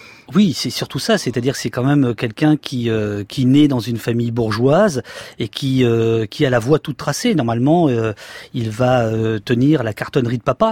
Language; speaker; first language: French; native; French